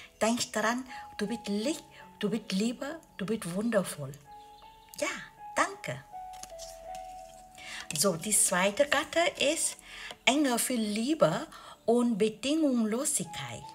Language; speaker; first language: German; non-native, learner; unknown